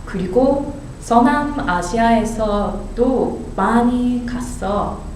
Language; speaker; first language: Korean; non-native, learner; English